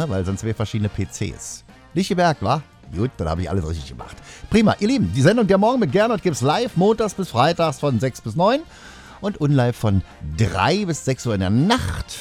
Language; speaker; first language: German; native; German